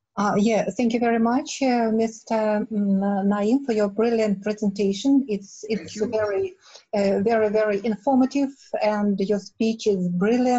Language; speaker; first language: English; non-native, fluent; Russian